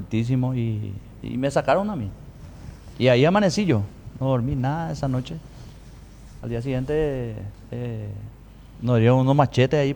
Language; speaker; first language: Spanish; native; Spanish